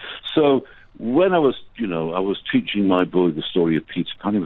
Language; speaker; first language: English; native; English